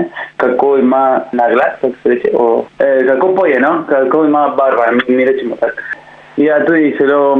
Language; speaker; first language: Slovenian; non-native, learner; Spanish